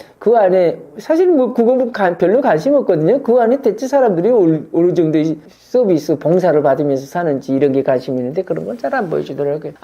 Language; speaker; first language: Korean; native; Korean